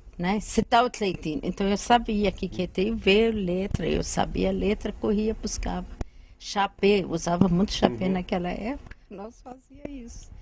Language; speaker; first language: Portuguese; non-native, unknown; Arabic